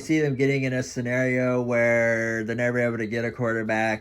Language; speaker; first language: English; native; English